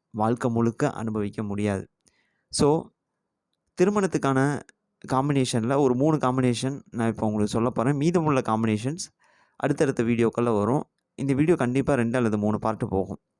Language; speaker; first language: Tamil; native; Tamil